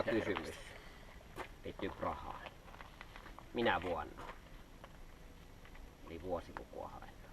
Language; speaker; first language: Finnish; native; Finnish